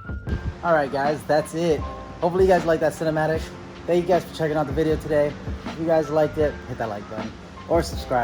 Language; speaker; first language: English; native; English